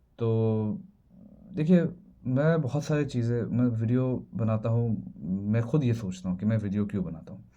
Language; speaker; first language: Hindi; non-native, local second language; Assamese